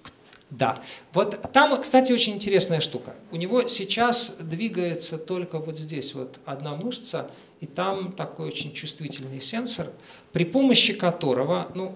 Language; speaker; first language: Russian; native; Russian